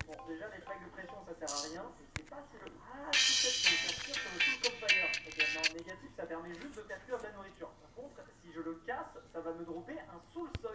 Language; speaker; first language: French; native; French